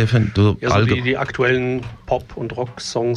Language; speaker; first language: German; native; German